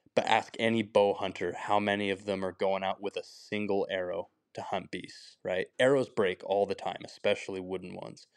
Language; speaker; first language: English; native; English